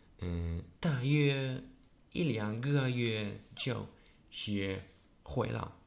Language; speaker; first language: Chinese; non-native, learner; Polish